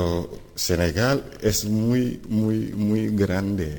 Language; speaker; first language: Spanish; non-native, learner; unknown